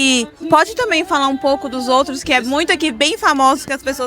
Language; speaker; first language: Portuguese; non-native, fluent; Spanish